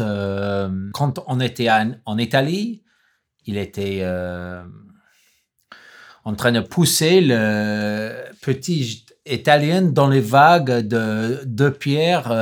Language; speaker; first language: French; non-native, learner; English